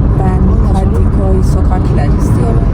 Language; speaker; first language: Turkish; non-native, learner; Persian